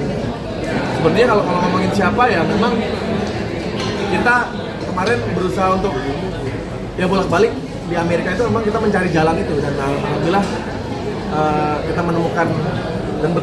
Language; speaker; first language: Indonesian; native; Indonesian